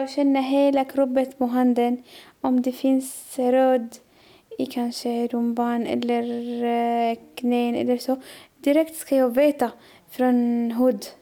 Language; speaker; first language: Swedish; non-native, learner; Arabic